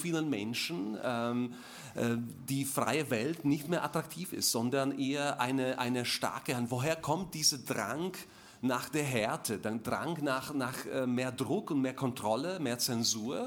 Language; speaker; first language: German; non-native, fluent; Slovak